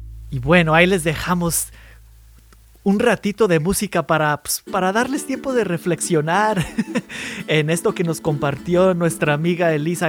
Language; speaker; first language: Spanish; early bilingual, heritage; Spanish